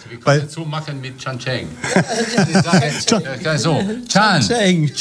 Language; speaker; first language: German; non-native, fluent; Italian